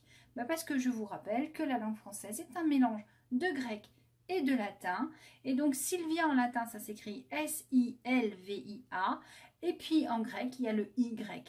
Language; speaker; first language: French; native; French